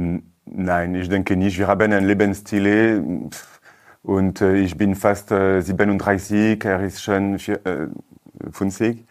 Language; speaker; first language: German; non-native, learner; French